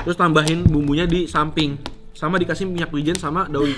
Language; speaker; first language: Indonesian; native; Indonesian